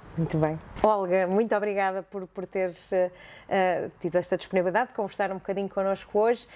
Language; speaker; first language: Portuguese; native; Portuguese